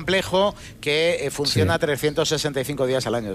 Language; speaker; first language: Spanish; native; Spanish